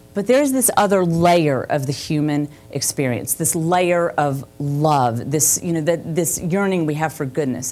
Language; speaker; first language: English; native; English